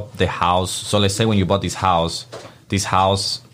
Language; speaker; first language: English; non-native, fluent; Spanish